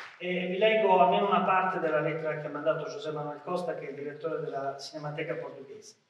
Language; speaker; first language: Italian; native; Italian